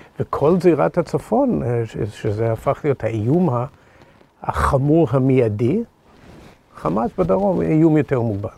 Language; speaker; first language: Hebrew; non-native, fluent; English